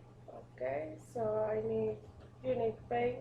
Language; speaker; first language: English; non-native, learner; Spanish